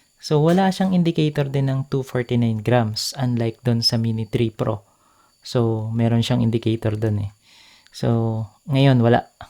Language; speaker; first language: Filipino; native; Filipino